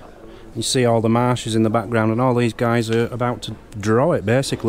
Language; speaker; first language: English; native; English